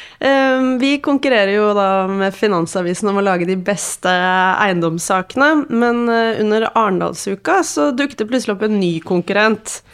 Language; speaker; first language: Norwegian; native; Norwegian